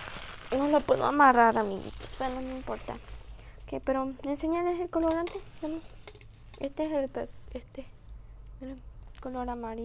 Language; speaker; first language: Spanish; native; Spanish